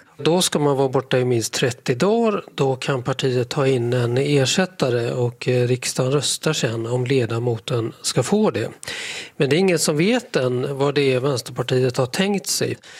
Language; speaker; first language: Swedish; native; Swedish